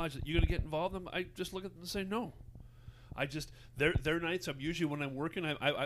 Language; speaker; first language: English; native; English